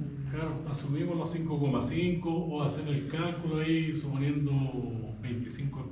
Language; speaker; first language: Spanish; native; Spanish